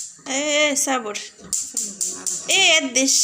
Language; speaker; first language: Arabic; non-native, learner; Bangla